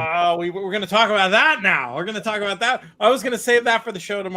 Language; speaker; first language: English; native; English